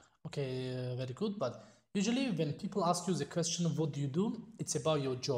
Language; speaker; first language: English; non-native, fluent; Tajik